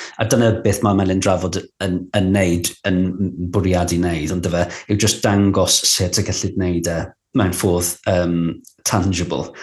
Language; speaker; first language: Welsh; non-native, local second language; English